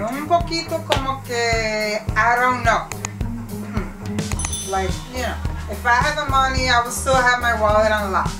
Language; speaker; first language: English; early bilingual, other home language; Spanish